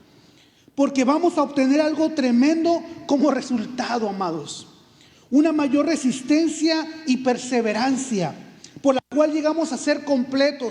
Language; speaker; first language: Spanish; native; Spanish